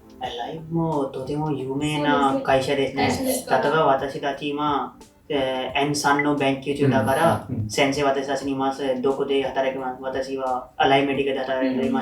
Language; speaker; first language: Japanese; non-native, learner; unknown